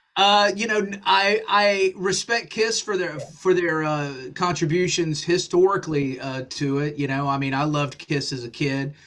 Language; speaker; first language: English; native; English